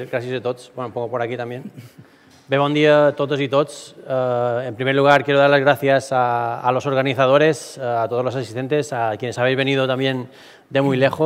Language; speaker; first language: Spanish; non-native, local second language; Catalan